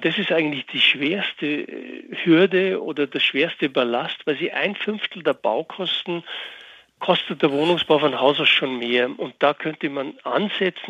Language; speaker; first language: German; native; German